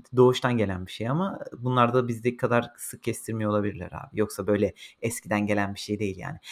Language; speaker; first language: Turkish; native; Turkish